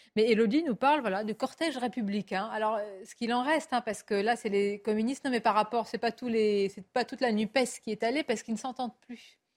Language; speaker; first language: French; native; French